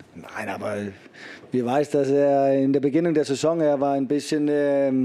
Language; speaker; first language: German; non-native, fluent; Danish